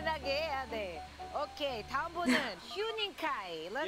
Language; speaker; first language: Korean; native; Korean